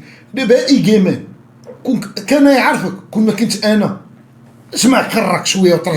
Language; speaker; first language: Arabic; native; Arabic